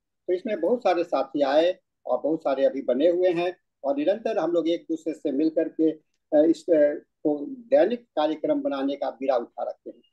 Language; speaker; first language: Hindi; native; Hindi